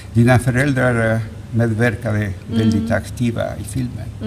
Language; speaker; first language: Swedish; non-native, fluent; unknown